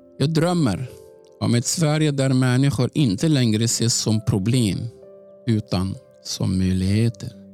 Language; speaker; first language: Swedish; non-native, fluent; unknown